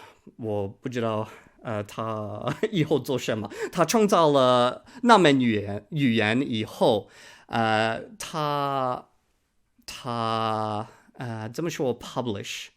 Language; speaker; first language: Chinese; non-native, learner; English